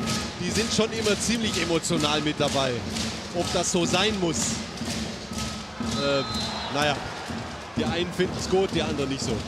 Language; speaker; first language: German; native; German